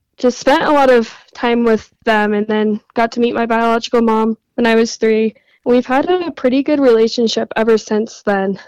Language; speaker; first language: English; native; English